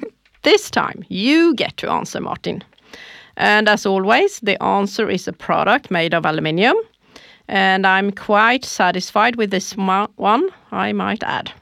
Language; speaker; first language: English; non-native, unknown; Swedish